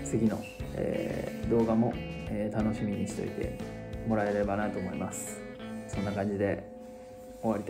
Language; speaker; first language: Japanese; native; Japanese